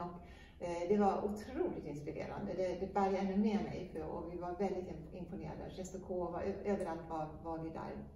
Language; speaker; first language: Swedish; native; Swedish